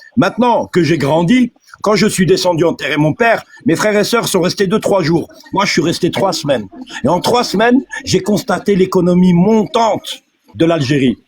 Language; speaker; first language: French; early bilingual, other home language; Arabic